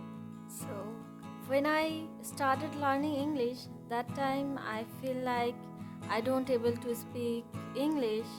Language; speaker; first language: English; non-native, learner; Bangla